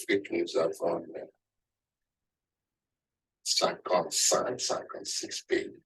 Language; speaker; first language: French; non-native, learner; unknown